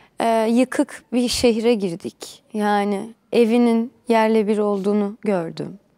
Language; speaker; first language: Turkish; native; Turkish